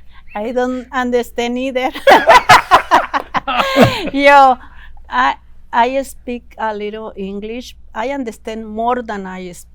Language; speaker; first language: English; non-native, learner; Spanish